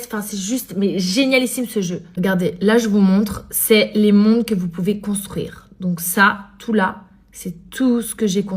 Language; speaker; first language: French; native; French